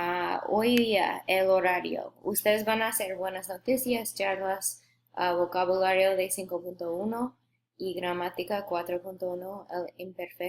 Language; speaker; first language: Spanish; non-native, fluent; English